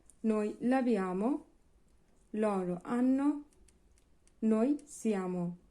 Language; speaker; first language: Italian; non-native, learner; Bangla